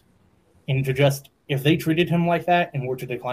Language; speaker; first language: English; native; English